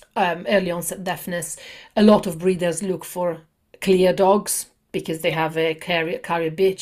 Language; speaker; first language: English; non-native, fluent; Italian